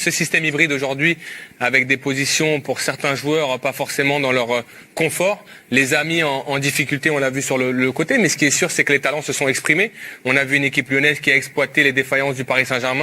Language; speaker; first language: French; native; French